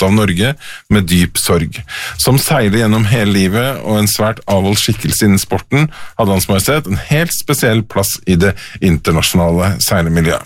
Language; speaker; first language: Norwegian; native; Norwegian